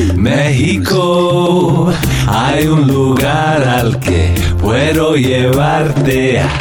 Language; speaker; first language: Spanish; non-native, fluent; English